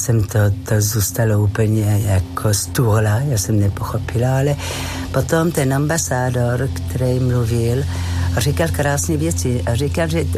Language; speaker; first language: Czech; non-native, fluent; French